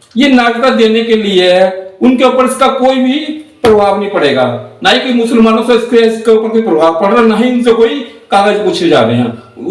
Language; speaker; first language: Hindi; native; Hindi